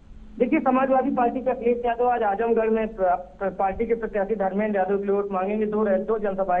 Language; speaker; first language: Hindi; native; Hindi